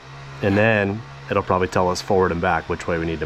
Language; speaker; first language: English; native; English